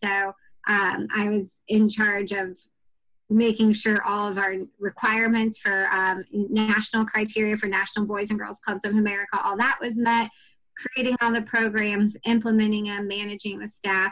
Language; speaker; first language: English; native; English